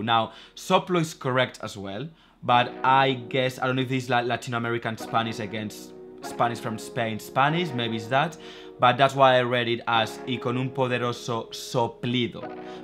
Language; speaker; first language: English; non-native, fluent; Spanish